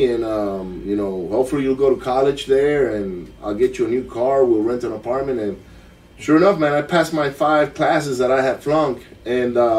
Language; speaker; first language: English; non-native, fluent; Spanish